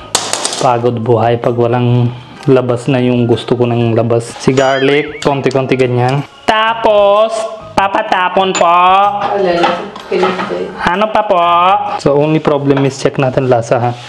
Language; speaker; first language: Filipino; non-native, learner; Punjabi